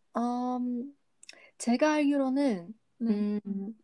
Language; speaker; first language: Korean; non-native, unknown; Vietnamese